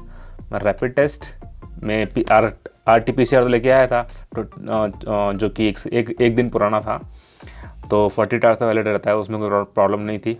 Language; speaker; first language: Hindi; native; Hindi